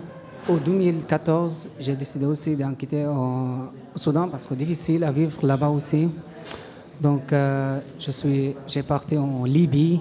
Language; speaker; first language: French; non-native, learner; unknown